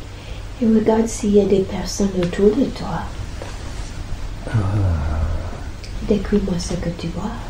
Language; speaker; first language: French; non-native, fluent; English